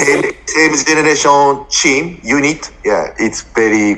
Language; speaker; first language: English; non-native, learner; Japanese